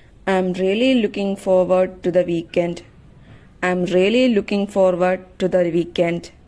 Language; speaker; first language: English; non-native, local second language; Malayalam